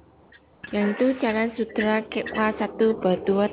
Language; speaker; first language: Malay; native; Malay